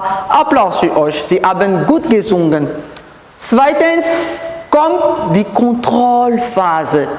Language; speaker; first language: German; non-native, fluent; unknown